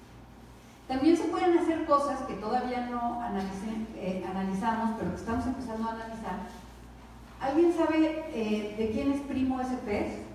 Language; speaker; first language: Spanish; native; Spanish